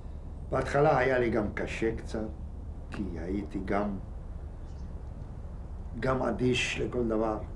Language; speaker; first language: Hebrew; non-native, fluent; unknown